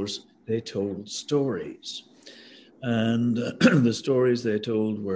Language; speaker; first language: English; native; English